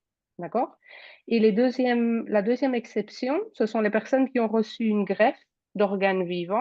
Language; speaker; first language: French; native; French